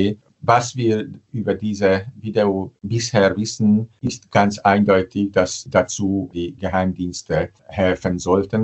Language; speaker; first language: German; non-native, fluent; Hungarian